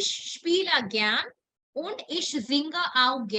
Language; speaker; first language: German; non-native, fluent; Hindi